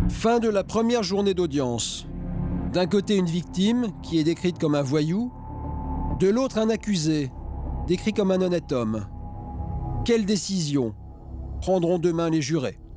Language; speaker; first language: French; native; French